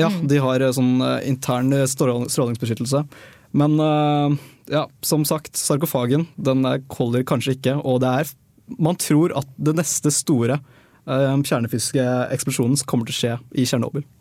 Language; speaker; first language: Norwegian; native; Norwegian